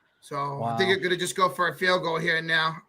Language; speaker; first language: English; native; English